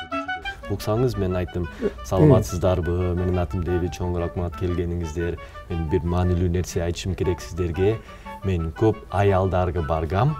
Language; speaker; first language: Kyrgyz; non-native, learner; English